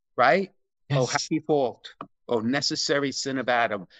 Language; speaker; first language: English; native; English